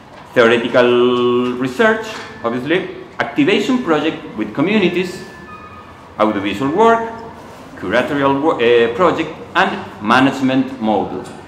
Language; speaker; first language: English; non-native, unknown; Spanish